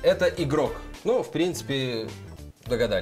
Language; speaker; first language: Russian; native; Russian